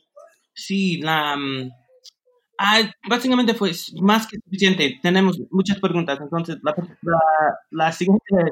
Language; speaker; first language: Spanish; non-native, fluent; English